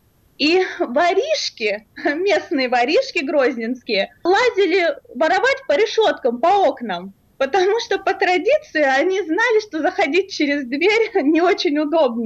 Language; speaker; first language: Russian; native; Russian